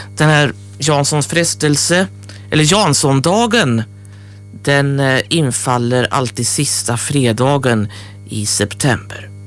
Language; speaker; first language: Swedish; native; Swedish